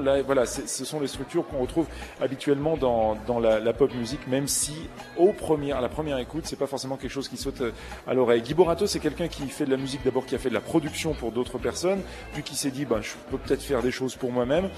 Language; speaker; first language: French; native; French